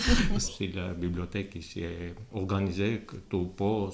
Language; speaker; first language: French; non-native, learner; Armenian